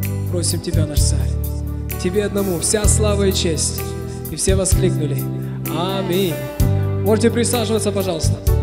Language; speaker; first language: Russian; early bilingual, heritage; Russian